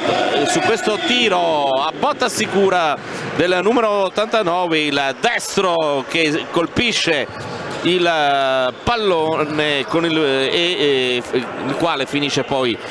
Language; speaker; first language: Italian; native; Italian